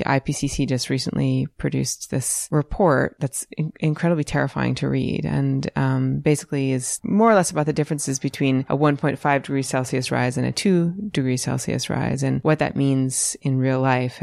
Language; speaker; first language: English; native; English